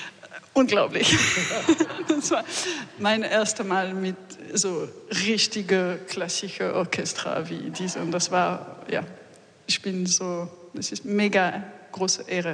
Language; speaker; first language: German; non-native, learner; French